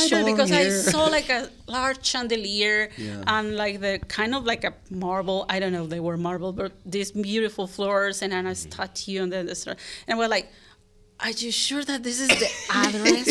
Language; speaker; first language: English; non-native, fluent; Spanish